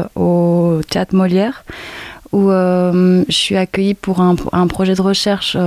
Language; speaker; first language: French; native; French